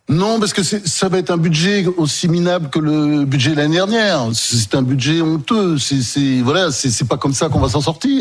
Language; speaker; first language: French; native; French